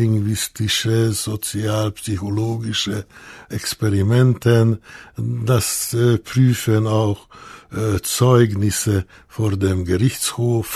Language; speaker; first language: German; non-native, fluent; Hungarian